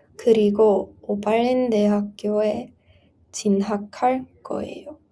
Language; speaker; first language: Korean; non-native, learner; English